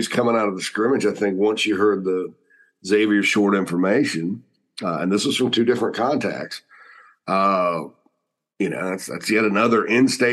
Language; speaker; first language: English; native; English